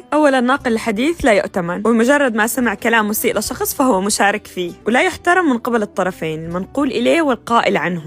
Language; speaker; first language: Arabic; native; Arabic